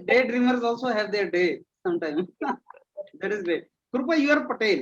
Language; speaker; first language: English; non-native, local second language; Hindi